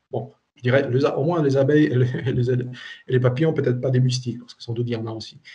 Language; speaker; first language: French; non-native, fluent; Polish